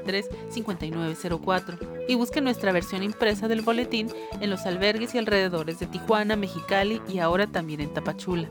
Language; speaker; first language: Spanish; native; Spanish